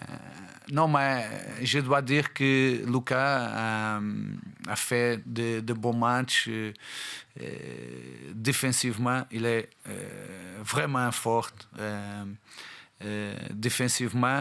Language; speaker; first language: French; non-native, fluent; Portuguese